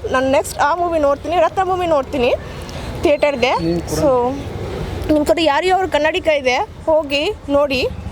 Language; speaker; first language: Kannada; non-native, local second language; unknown